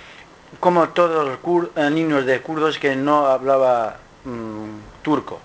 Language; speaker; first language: Spanish; non-native, learner; Kurdish